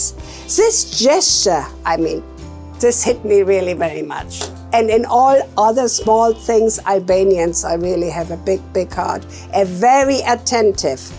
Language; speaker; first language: English; non-native, fluent; German